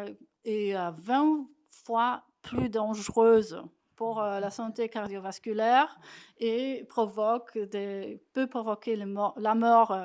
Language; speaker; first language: French; non-native, fluent; Polish